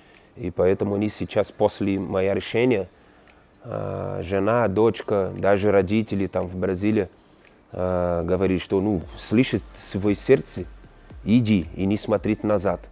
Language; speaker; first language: Russian; non-native, learner; Portuguese